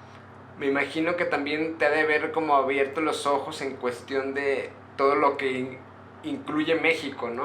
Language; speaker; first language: Spanish; native; Spanish